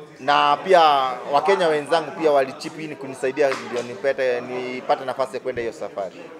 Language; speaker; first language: Swahili; non-native, local second language; Kikuyu